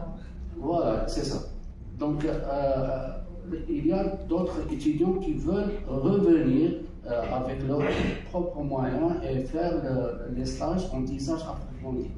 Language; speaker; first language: French; non-native, local second language; Arabic